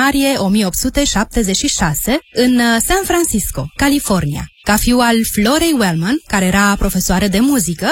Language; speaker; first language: Romanian; native; Romanian